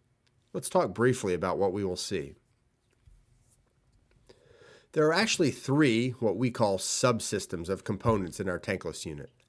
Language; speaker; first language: English; native; English